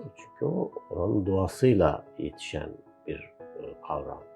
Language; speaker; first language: Turkish; native; Turkish